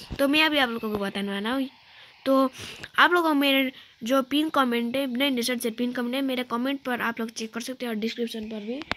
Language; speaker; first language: Hindi; native; Hindi